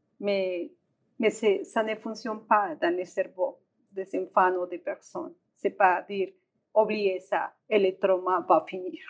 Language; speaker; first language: French; non-native, learner; Spanish